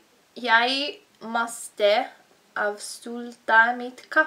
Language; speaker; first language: Swedish; non-native, learner; Italian